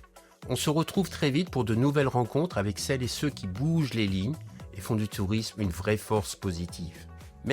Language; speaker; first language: French; native; French